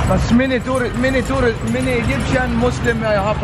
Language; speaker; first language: English; non-native, learner; Arabic